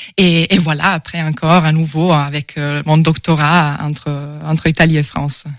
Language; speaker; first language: French; non-native, fluent; Italian